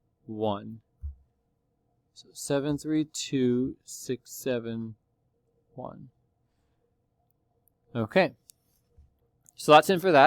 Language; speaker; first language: English; native; English